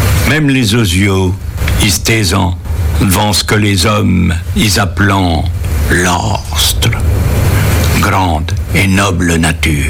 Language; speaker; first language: French; native; French